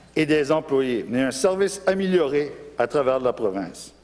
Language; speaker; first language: French; non-native, local second language; English